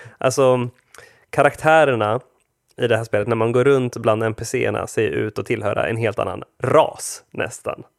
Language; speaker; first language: Swedish; early bilingual, other home language; Spanish